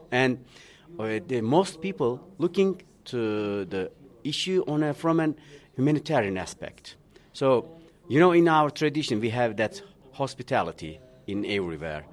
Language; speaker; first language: English; non-native, fluent; Turkish